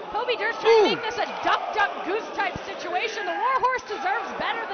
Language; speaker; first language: English; native; English